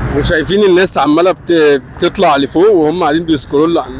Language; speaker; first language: Arabic; native; Arabic